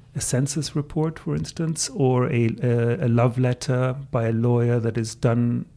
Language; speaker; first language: English; non-native, fluent; German